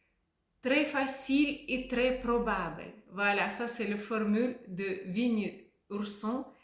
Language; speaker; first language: French; non-native, fluent; Russian